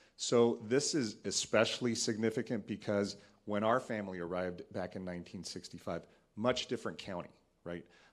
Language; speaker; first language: English; early bilingual, other home language; Spanish